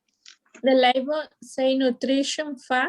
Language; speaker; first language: English; non-native, learner; Spanish